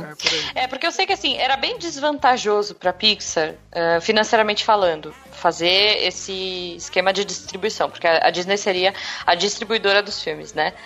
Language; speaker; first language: Portuguese; native; Portuguese